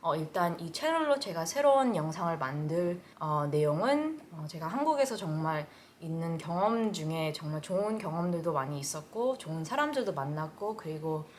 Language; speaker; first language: Korean; early bilingual, heritage; Korean